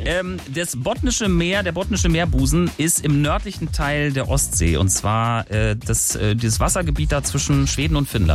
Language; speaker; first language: German; native; German